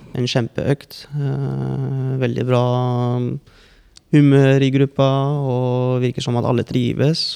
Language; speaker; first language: Norwegian; early bilingual, other home language; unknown